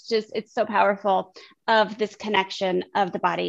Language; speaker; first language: English; native; English